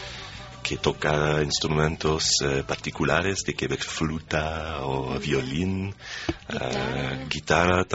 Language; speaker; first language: Spanish; non-native, fluent; French